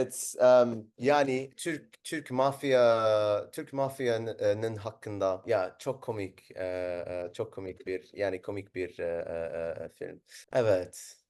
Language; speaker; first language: Turkish; non-native, learner; Arabic